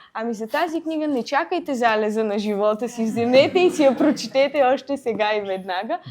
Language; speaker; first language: Bulgarian; native; Bulgarian